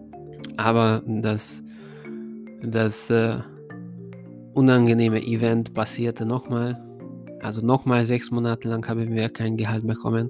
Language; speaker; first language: German; non-native, fluent; Hungarian